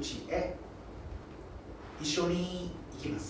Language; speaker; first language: Japanese; non-native, learner; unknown